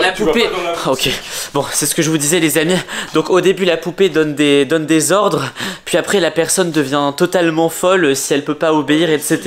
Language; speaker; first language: French; native; French